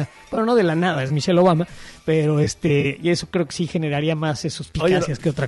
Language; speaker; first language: Spanish; native; Spanish